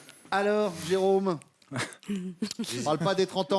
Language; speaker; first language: French; native; French